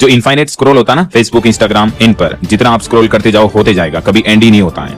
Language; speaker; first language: Hindi; native; Hindi